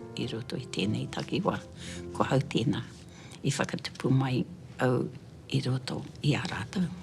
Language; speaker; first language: Māori; native; Māori